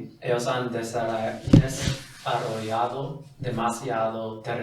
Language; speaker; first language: Spanish; non-native, fluent; English